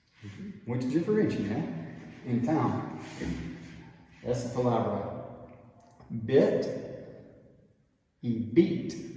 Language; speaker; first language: Portuguese; non-native, fluent; English